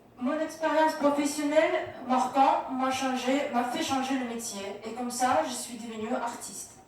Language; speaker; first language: French; non-native, fluent; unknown